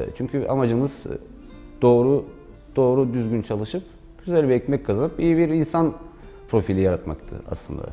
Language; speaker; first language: Turkish; native; Turkish